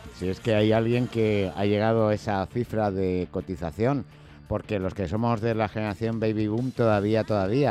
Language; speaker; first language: Spanish; native; Spanish